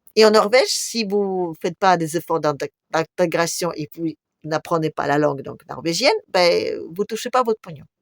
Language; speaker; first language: French; non-native, fluent; Russian